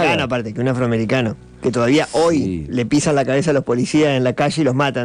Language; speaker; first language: Spanish; native; Spanish